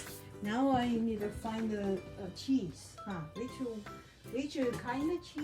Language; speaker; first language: English; non-native, learner; Chinese